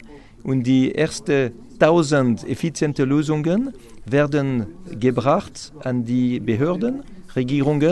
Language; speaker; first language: German; non-native, local second language; French